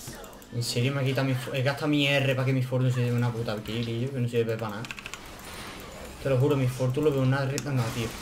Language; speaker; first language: Spanish; native; Spanish